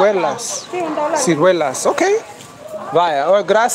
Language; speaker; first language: Spanish; non-native, learner; English